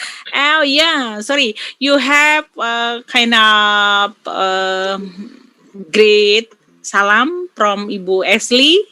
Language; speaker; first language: English; non-native, learner; Indonesian